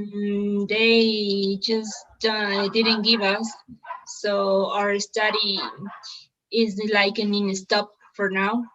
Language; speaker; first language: English; non-native, learner; Spanish